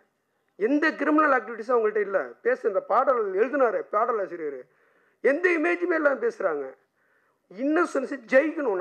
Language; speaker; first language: Tamil; native; Tamil